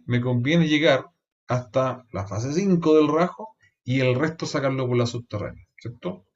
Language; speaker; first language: Spanish; native; Spanish